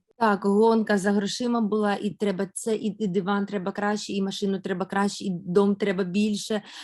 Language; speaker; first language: Ukrainian; non-native, local second language; Russian